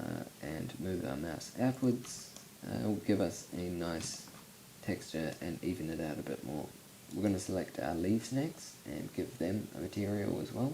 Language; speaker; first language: English; native; English